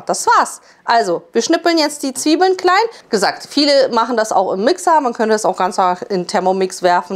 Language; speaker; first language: German; early bilingual, other home language; Polish